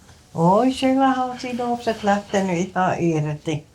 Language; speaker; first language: Finnish; native; Finnish